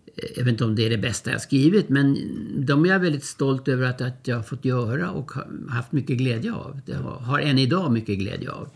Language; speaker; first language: Swedish; early bilingual, other home language; German